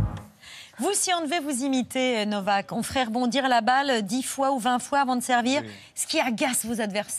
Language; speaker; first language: French; native; French